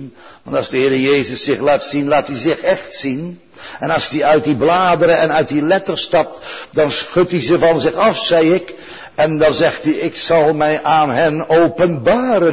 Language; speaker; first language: Dutch; native; Dutch